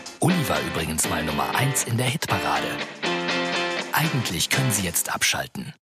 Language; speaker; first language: German; native; German